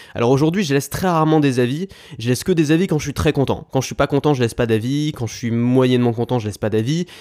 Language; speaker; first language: French; native; French